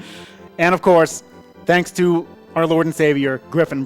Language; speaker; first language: English; native; English